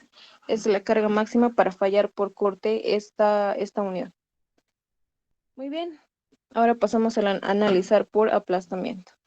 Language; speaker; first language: Spanish; native; Spanish